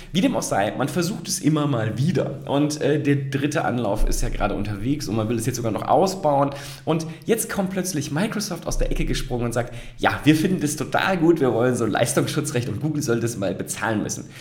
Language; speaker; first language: German; native; German